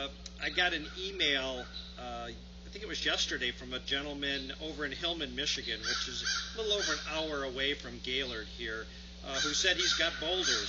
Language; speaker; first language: English; native; English